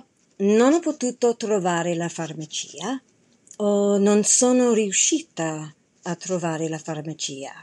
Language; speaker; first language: Italian; non-native, learner; English